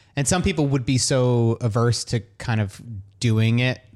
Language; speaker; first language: English; native; English